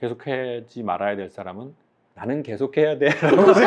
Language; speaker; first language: Korean; native; Korean